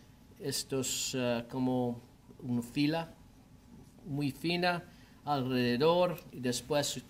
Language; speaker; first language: Spanish; non-native, learner; English